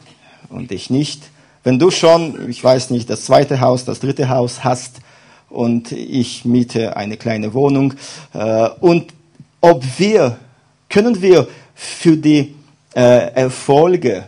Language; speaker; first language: German; non-native, fluent; Russian